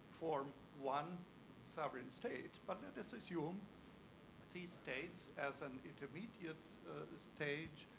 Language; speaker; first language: English; non-native, fluent; German